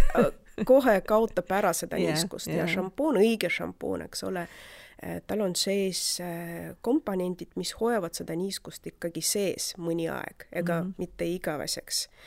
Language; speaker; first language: Estonian; non-native, local second language; Russian